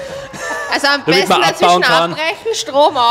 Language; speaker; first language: German; native; German